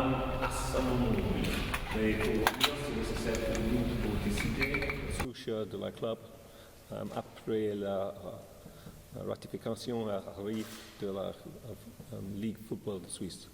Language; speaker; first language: French; non-native, learner; English